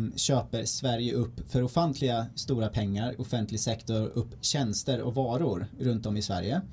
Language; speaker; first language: Swedish; native; Swedish